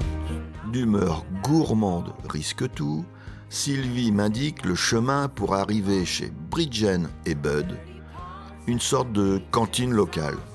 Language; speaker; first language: French; native; French